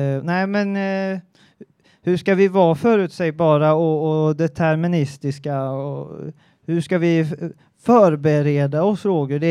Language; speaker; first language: Swedish; native; Swedish